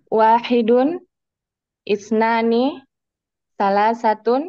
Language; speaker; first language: Arabic; non-native, learner; Indonesian